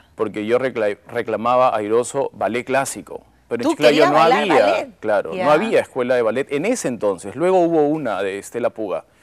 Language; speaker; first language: Spanish; native; Spanish